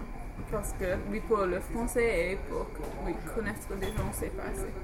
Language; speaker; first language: French; non-native, fluent; English